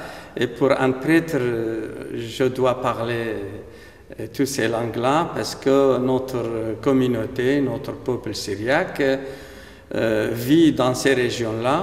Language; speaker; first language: French; non-native, fluent; Aramaic